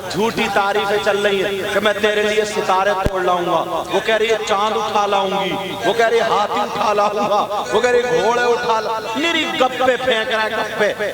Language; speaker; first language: Urdu; native; Urdu